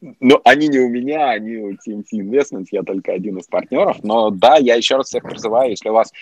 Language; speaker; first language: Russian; native; Russian